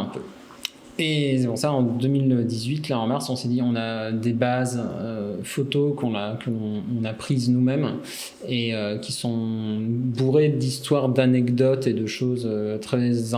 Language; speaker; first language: French; native; French